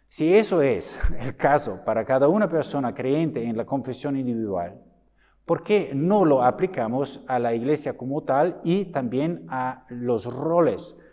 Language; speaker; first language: Spanish; non-native, fluent; German